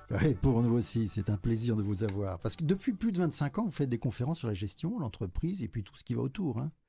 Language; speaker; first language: French; native; French